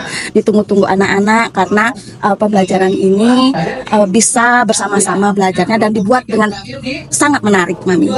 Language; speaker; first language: Indonesian; native; Indonesian